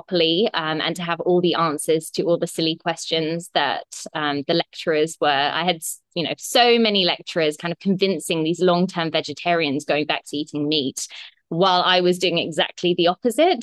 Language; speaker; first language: English; native; English